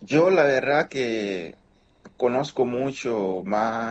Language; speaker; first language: Spanish; non-native, fluent; Mossi